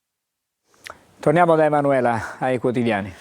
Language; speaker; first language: Italian; native; Italian